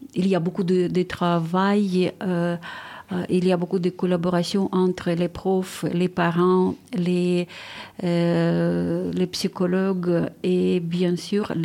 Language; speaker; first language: French; non-native, fluent; Ukrainian